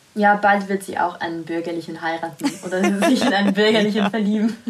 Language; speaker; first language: German; non-native, fluent; Italian